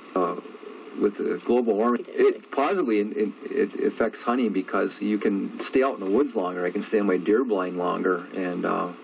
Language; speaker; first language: English; native; English